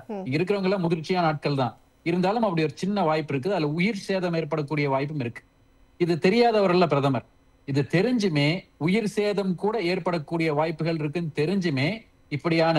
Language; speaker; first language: Tamil; native; Tamil